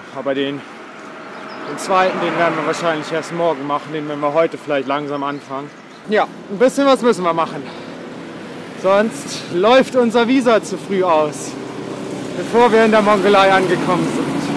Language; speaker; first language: German; native; German